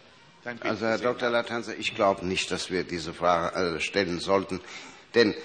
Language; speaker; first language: German; native; German